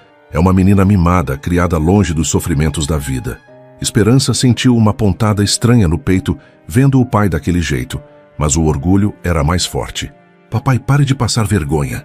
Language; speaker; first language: Portuguese; native; Portuguese